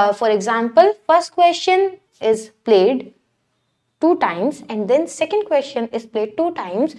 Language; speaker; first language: English; non-native, local second language; Hindi